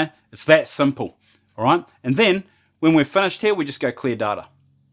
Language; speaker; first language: English; native; English